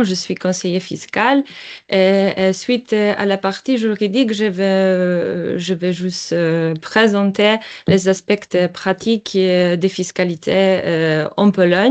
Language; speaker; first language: French; non-native, learner; Polish